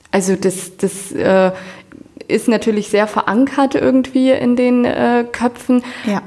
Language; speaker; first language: German; native; German